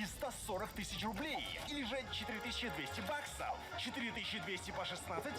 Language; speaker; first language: Russian; native; Russian